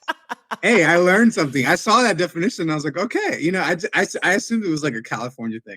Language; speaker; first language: English; native; English